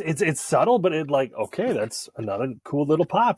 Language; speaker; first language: English; native; English